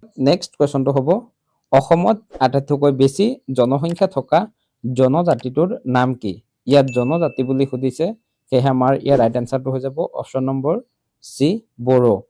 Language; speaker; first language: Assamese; native; Assamese